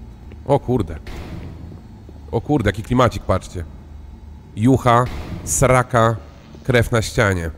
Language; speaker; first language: Polish; native; Polish